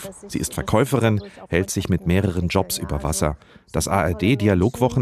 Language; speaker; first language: German; native; German